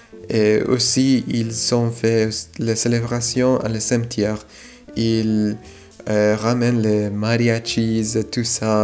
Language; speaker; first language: French; non-native, fluent; Spanish